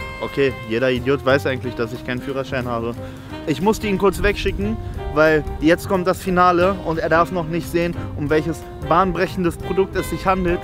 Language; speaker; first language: German; native; German